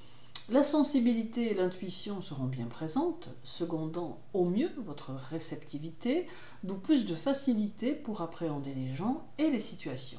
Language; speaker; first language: French; native; French